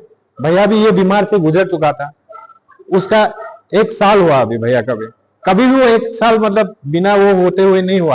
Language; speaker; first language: Hindi; non-native, local second language; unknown